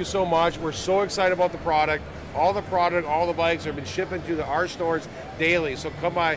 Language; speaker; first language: English; native; English